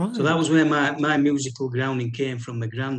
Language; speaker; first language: English; native; English